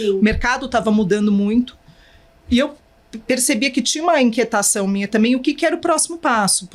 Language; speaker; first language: Portuguese; native; Portuguese